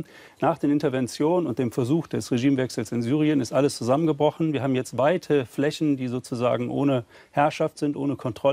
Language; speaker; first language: German; native; German